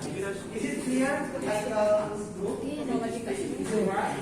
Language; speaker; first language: English; non-native, fluent; Indonesian